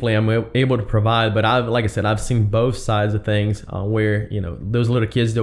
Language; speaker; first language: English; non-native, fluent; Portuguese